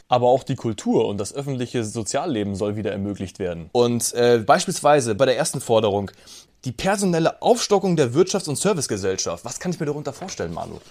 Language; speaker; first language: German; native; German